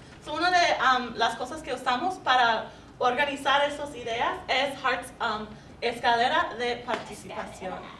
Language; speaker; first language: Spanish; non-native, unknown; English